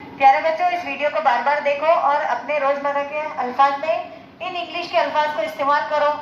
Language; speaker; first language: Urdu; native; Urdu